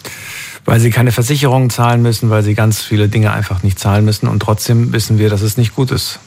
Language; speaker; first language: German; native; German